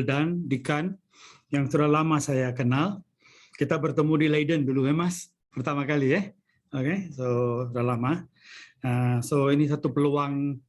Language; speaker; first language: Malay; non-native, local second language; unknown